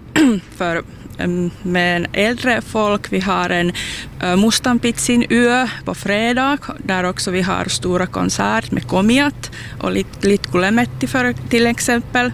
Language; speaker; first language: Swedish; non-native, local second language; Finnish